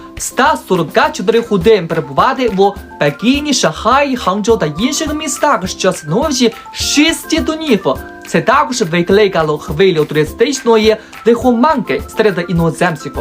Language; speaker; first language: Ukrainian; non-native, learner; Chinese